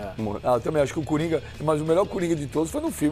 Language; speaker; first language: Portuguese; native; Portuguese